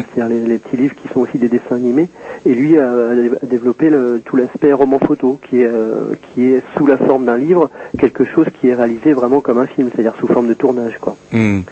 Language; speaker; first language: French; native; French